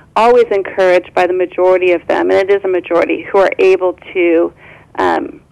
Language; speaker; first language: English; native; English